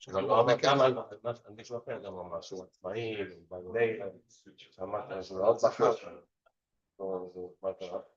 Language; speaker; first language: Hebrew; non-native, fluent; English